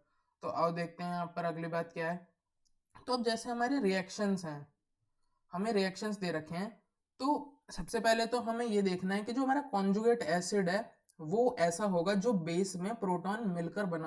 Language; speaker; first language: Hindi; native; Hindi